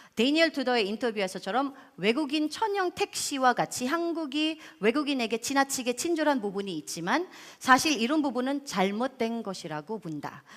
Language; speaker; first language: Korean; non-native, fluent; Filipino